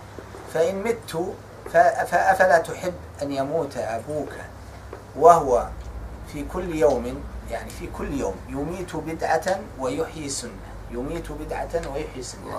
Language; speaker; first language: Arabic; native; Arabic